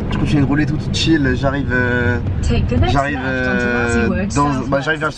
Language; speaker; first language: French; native; French